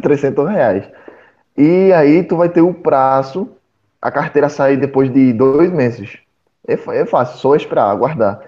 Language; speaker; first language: Portuguese; non-native, fluent; Spanish